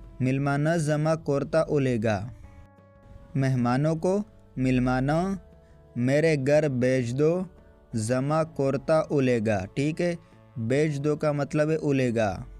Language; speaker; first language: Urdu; non-native, local second language; Pashto